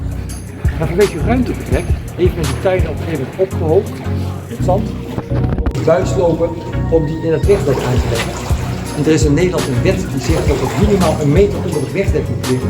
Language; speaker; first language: Dutch; native; Dutch